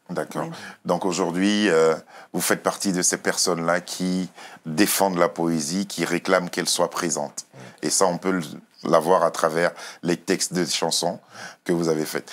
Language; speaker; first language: French; native; French